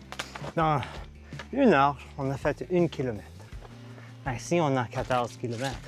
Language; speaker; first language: French; non-native, learner; English